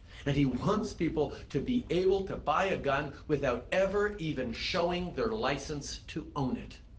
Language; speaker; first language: English; early bilingual, other home language; French